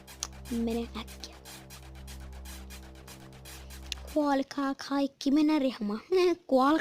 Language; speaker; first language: Finnish; native; Finnish